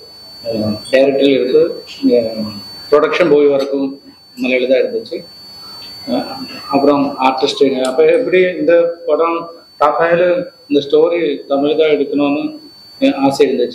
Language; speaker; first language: Tamil; non-native, learner; Malayalam